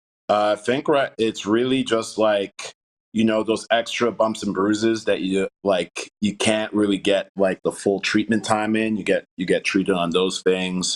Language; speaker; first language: English; native; English